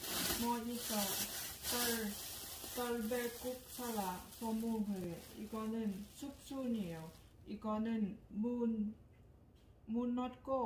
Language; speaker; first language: Korean; non-native, learner; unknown